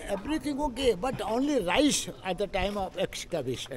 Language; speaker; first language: English; non-native, local second language; Hindi